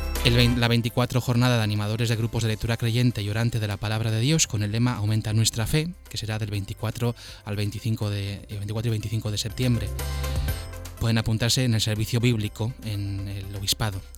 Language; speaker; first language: Spanish; native; Spanish